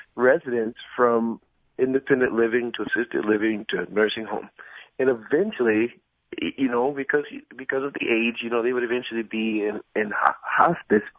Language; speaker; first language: English; native; English